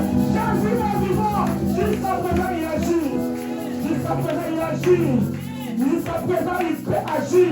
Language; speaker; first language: French; non-native, local second language; Lingala